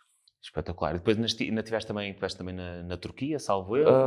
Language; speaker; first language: Portuguese; native; Portuguese